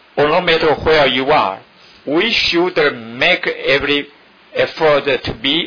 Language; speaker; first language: English; non-native, learner; Min Nan Chinese